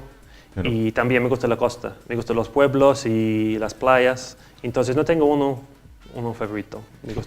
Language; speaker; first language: Spanish; non-native, learner; English